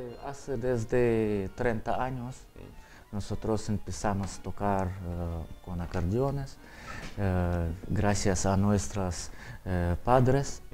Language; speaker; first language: Spanish; non-native, learner; Russian